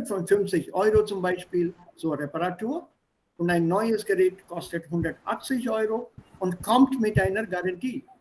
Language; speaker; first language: German; non-native, fluent; Hindi